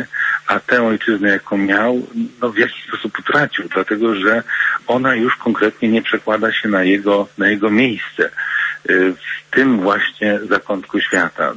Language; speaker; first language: Polish; native; Polish